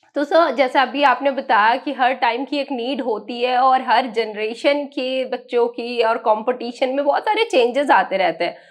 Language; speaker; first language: Hindi; native; Hindi